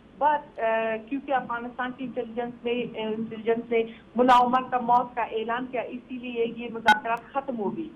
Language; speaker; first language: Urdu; non-native, fluent; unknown